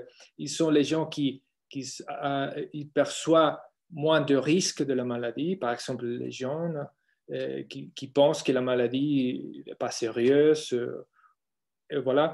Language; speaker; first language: French; non-native, fluent; Spanish